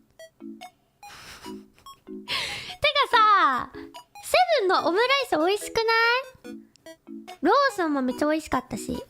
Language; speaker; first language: Japanese; non-native, learner; English